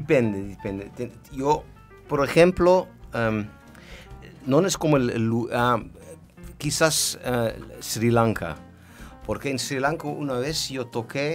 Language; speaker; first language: Spanish; non-native, learner; Dutch